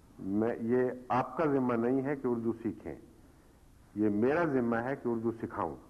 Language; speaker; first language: Urdu; native; Urdu